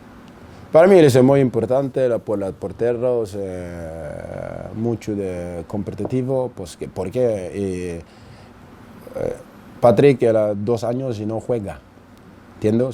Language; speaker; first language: Spanish; non-native, learner; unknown